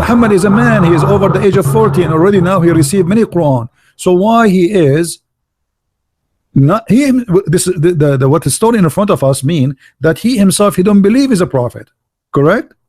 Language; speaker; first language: English; non-native, fluent; Arabic